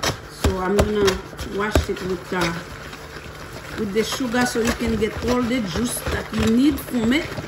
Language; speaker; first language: English; non-native, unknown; Haitian Creole